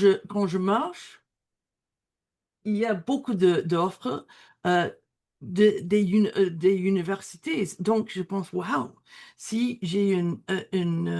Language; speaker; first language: French; non-native, learner; English